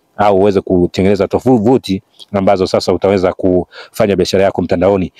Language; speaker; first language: Swahili; native; Swahili